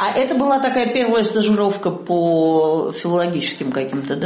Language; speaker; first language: Russian; native; Russian